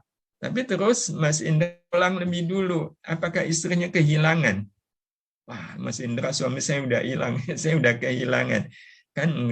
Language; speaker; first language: Indonesian; native; Indonesian